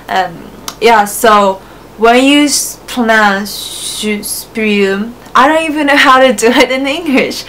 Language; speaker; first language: English; non-native, fluent; Japanese